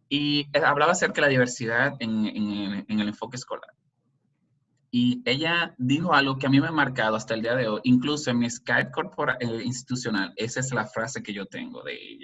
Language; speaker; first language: Spanish; native; Spanish